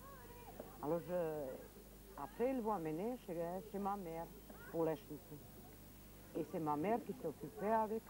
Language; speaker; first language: French; non-native, learner; Serbian